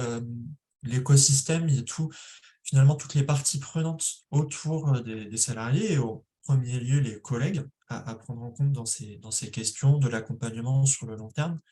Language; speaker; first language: French; native; French